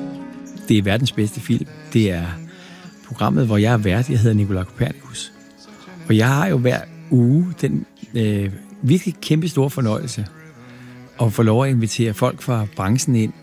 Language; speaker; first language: Danish; native; Danish